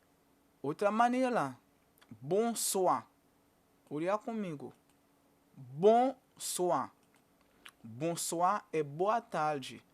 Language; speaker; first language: Portuguese; non-native, fluent; Haitian Creole